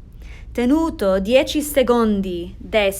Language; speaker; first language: Italian; non-native, fluent; English